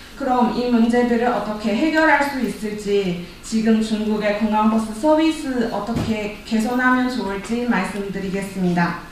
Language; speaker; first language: Korean; non-native, fluent; Chinese